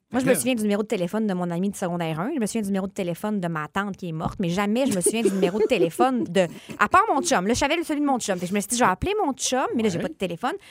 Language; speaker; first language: French; native; French